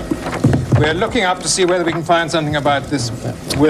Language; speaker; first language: English; native; English